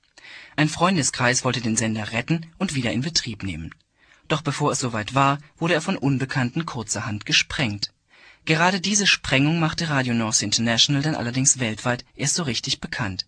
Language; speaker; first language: German; native; German